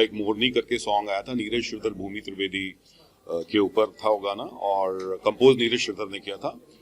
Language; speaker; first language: Hindi; native; Hindi